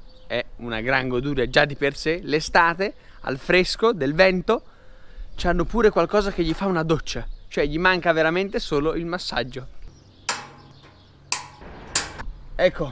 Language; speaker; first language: Italian; native; Italian